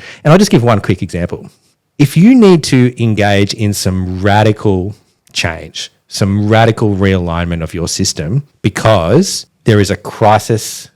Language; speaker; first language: English; native; English